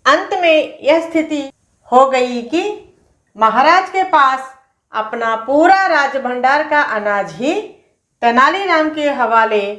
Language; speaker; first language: Hindi; non-native, local second language; Telugu